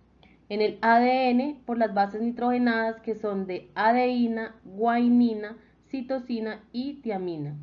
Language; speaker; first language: Spanish; native; Spanish